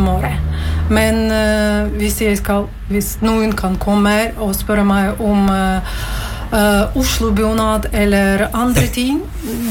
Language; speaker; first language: Norwegian; non-native, fluent; Latvian